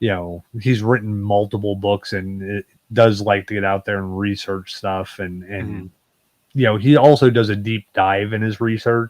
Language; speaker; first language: English; native; English